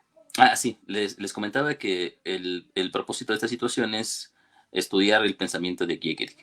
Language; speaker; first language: Spanish; native; Spanish